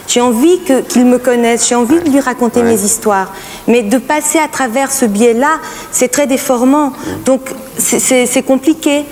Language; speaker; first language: French; native; French